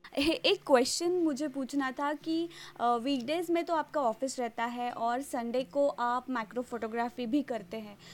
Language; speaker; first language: Hindi; non-native, local second language; Marathi